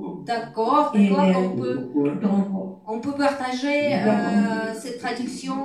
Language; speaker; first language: French; non-native, fluent; Russian